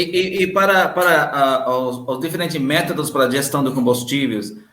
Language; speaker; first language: Portuguese; non-native, learner; English